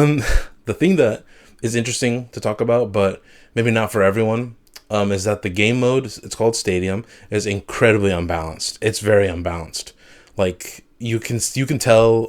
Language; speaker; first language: English; native; English